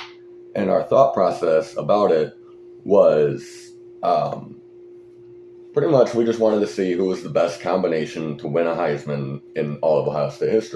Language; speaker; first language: English; native; English